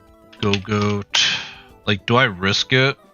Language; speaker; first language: English; native; English